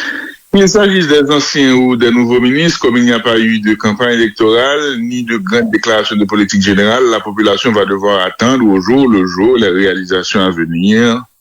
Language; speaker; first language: French; non-native, local second language; Haitian Creole